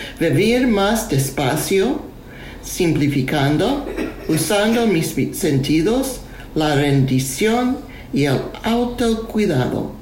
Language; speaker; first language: Spanish; non-native, learner; English